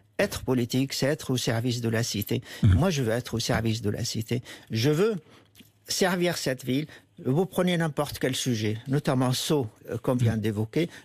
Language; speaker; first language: French; non-native, fluent; Arabic